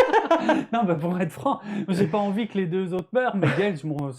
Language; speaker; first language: French; native; French